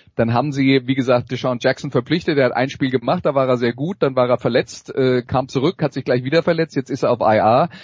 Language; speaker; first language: German; non-native, fluent; French